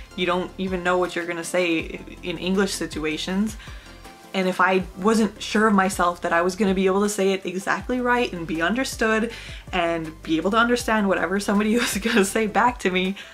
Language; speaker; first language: English; native; English